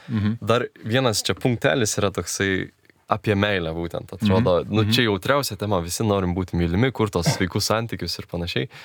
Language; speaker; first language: Lithuanian; native; Lithuanian